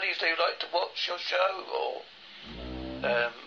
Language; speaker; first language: English; native; English